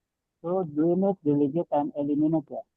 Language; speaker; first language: English; non-native, learner; Indonesian